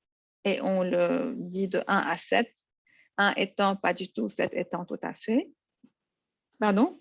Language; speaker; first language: French; non-native, local second language; Arabic